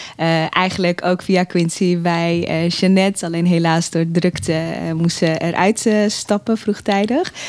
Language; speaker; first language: Dutch; early bilingual, other home language; Tigrinya